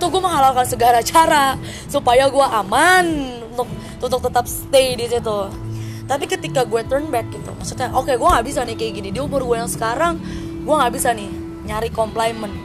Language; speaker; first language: Indonesian; native; Indonesian